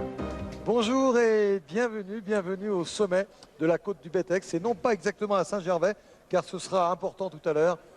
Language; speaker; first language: French; native; French